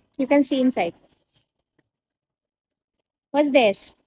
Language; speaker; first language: English; non-native, local second language; Filipino